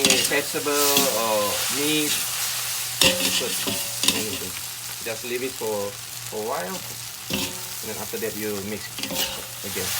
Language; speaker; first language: English; non-native, fluent; Indonesian